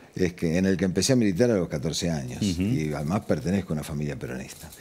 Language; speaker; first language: Spanish; native; Spanish